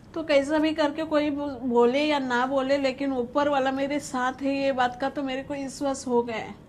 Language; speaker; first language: Hindi; non-native, local second language; Marathi